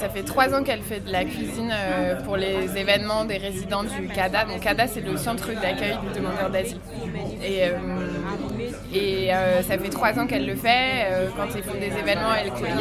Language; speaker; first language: French; non-native, fluent; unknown